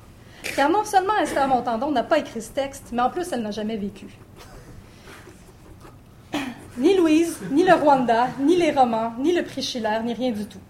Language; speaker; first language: French; native; French